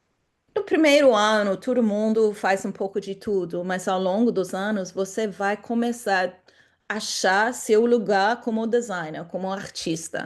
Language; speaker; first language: Portuguese; non-native, fluent; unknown